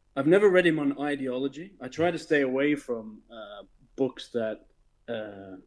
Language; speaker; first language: English; native; English